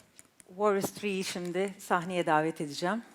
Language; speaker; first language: Turkish; native; Turkish